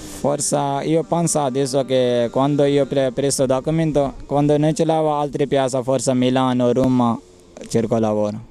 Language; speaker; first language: Italian; non-native, learner; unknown